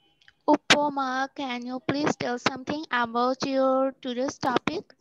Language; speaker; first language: English; non-native, learner; Bangla